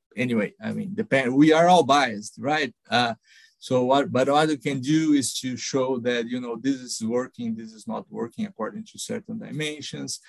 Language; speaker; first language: English; non-native, fluent; Portuguese